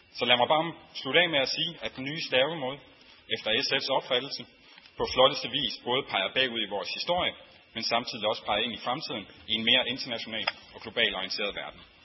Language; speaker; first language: Danish; native; Danish